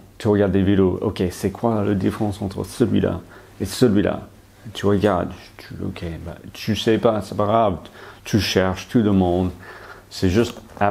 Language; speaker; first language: French; non-native, fluent; English